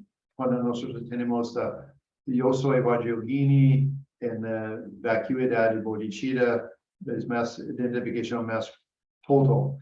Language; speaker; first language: Spanish; non-native, learner; English